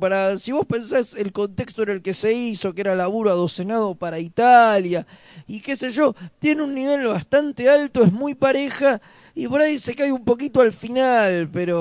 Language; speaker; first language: Spanish; native; Spanish